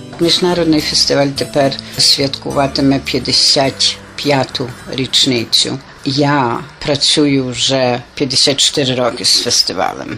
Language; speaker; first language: Ukrainian; early bilingual, heritage; Ukrainian